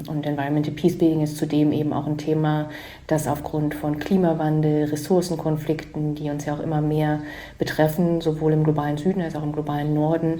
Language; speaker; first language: German; native; German